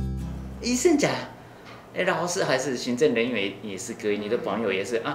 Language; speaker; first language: Chinese; non-native, learner; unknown